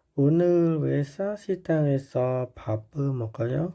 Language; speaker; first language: Korean; non-native, fluent; Khmer